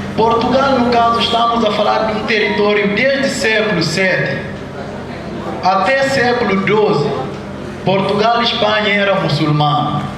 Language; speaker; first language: Portuguese; non-native, local second language; Upper Guinea Crioulo